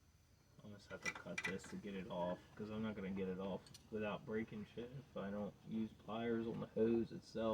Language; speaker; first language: English; native; English